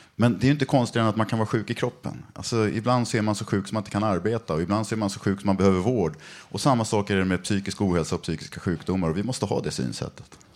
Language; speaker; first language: Swedish; native; Swedish